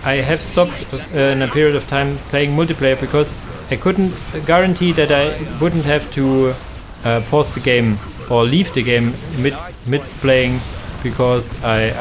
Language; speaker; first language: English; non-native, fluent; German